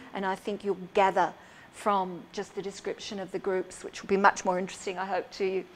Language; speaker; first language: English; native; English